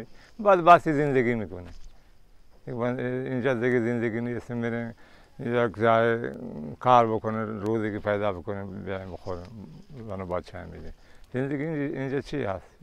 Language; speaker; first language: Persian; non-native, local second language; Baluchi